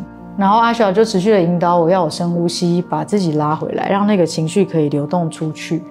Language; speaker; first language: Chinese; native; Chinese